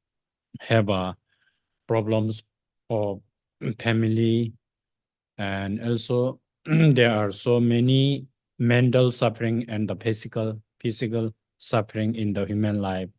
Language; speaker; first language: English; non-native, fluent; Tibetan